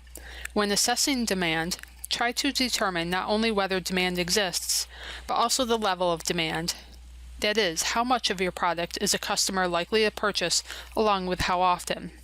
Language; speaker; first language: English; native; English